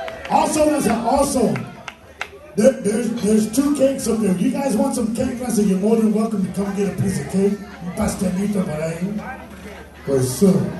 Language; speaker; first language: English; early bilingual, other home language; Spanish